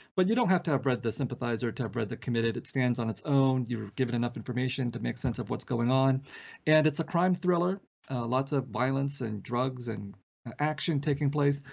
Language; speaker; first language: English; early bilingual, other home language; Vietnamese